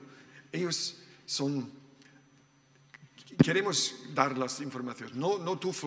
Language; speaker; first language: Spanish; non-native, learner; German